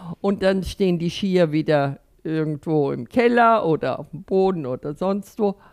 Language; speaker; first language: German; native; German